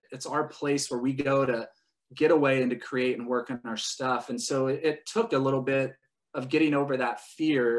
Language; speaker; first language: English; native; English